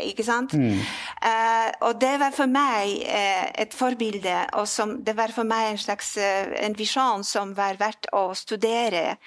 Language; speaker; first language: Norwegian; non-native, fluent; Polish